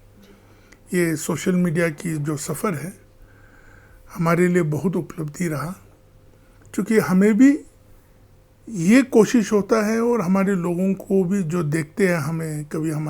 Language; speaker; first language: Hindi; non-native, local second language; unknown